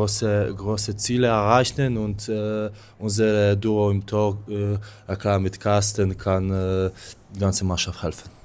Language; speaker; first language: German; non-native, learner; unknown